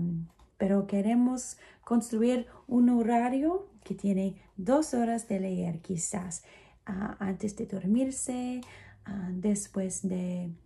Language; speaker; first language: Spanish; non-native, fluent; English